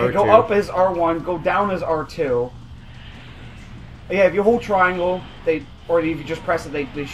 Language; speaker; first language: English; native; English